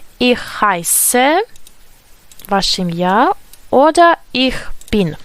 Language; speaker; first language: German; non-native, fluent; Ukrainian